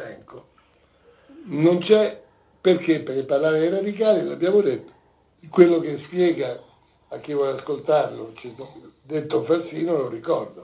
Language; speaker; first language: Italian; native; Italian